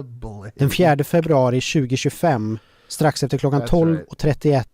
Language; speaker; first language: Swedish; native; Swedish